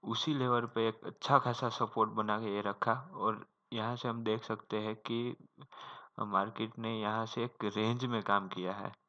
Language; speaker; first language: Hindi; non-native, local second language; Gujarati